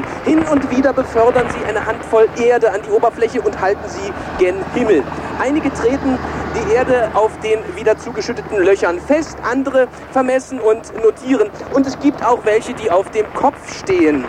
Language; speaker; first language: German; native; German